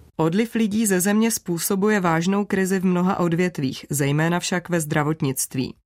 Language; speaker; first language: Czech; native; Czech